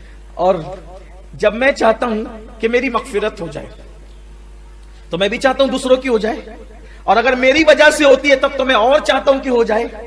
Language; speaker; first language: Urdu; native; Urdu